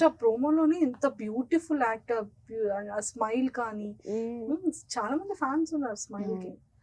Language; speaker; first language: Telugu; native; Telugu